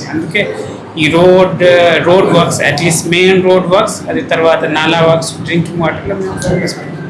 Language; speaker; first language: Telugu; non-native, fluent; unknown